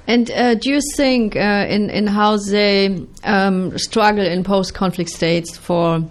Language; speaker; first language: English; non-native, fluent; German